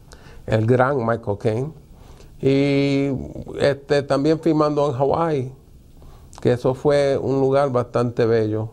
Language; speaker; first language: Spanish; early bilingual, heritage; Spanish